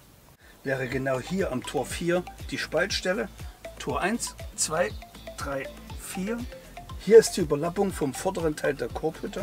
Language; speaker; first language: German; native; German